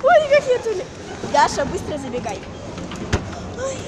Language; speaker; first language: Russian; native; Russian